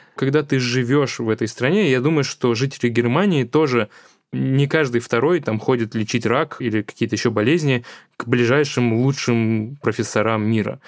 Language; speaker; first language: Russian; native; Russian